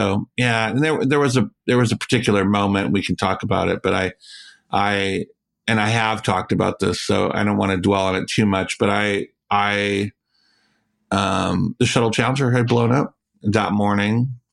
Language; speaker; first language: English; native; English